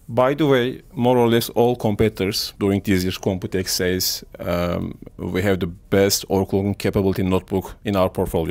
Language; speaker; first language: English; non-native, fluent; Turkish